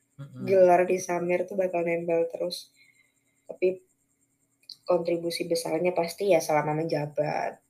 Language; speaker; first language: Indonesian; native; Indonesian